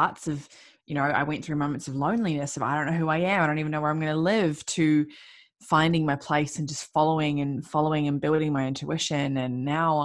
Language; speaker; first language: English; native; English